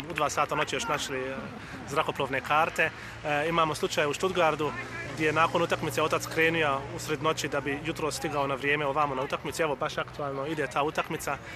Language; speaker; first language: Croatian; early bilingual, heritage; Croatian